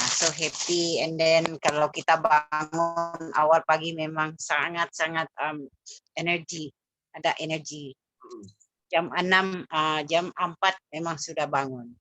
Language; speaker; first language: Malay; native; Malay